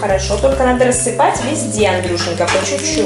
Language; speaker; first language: Russian; native; Russian